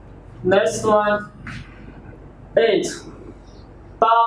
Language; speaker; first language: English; non-native, learner; Chinese